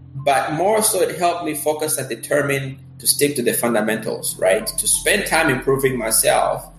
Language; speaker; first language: English; early bilingual, other home language; Kinyarwanda